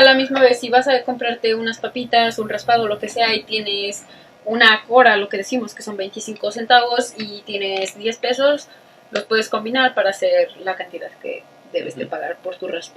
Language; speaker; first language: Spanish; native; Spanish